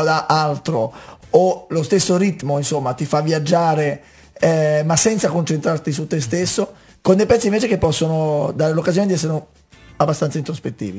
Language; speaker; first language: Italian; native; Italian